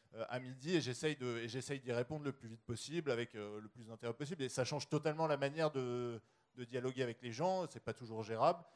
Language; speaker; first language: French; native; French